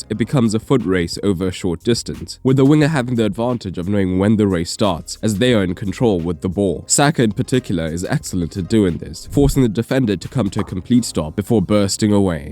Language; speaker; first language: English; native; English